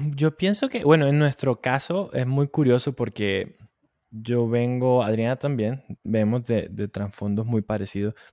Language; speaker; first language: Spanish; native; Spanish